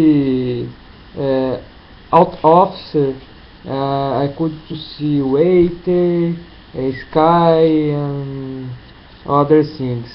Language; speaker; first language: English; non-native, learner; Portuguese